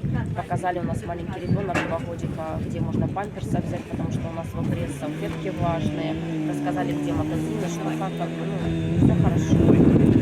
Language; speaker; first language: Russian; native; Russian